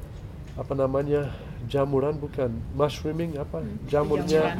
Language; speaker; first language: Indonesian; non-native, fluent; English